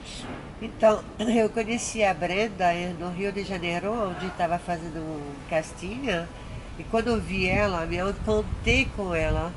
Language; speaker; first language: Portuguese; non-native, fluent; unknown